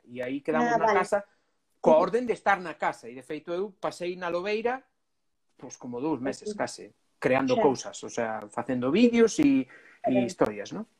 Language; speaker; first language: Galician; non-native, local second language; Spanish